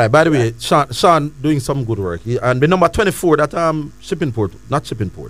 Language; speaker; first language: English; native; English